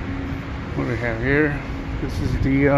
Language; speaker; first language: English; native; English